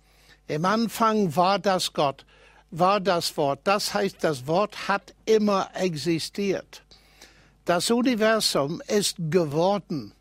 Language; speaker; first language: German; non-native, fluent; English